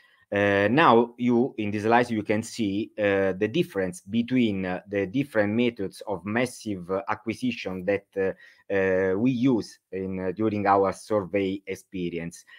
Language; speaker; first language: English; non-native, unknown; Italian